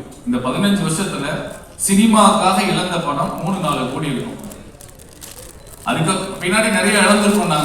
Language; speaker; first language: Tamil; native; Tamil